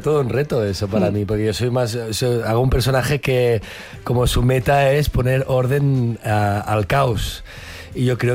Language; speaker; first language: Spanish; native; Spanish